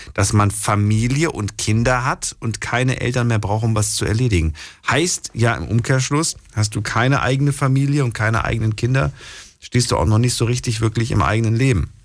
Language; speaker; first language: German; native; German